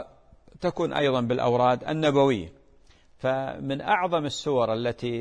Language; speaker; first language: Arabic; native; Arabic